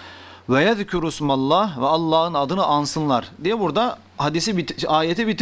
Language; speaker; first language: Turkish; native; Turkish